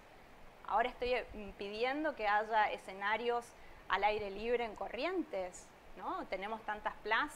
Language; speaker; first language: Spanish; native; Spanish